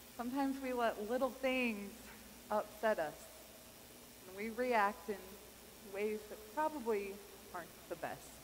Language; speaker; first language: English; native; English